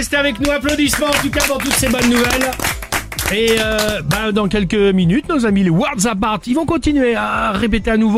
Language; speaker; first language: French; native; French